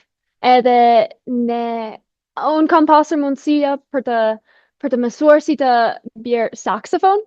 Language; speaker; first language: Albanian; non-native, fluent; English